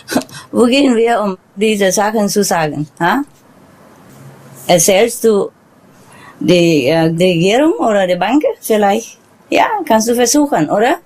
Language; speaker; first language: German; non-native, learner; Vietnamese